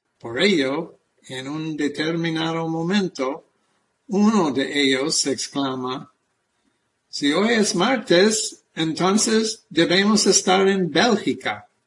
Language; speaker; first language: Spanish; non-native, fluent; English